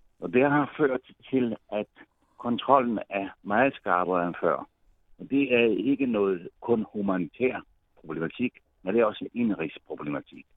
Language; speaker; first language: Danish; non-native, fluent; Italian